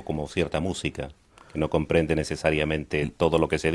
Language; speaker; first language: Spanish; native; Spanish